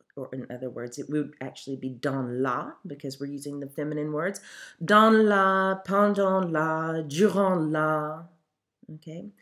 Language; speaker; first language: English; native; English